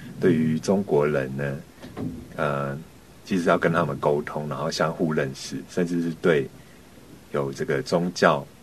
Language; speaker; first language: Chinese; native; Chinese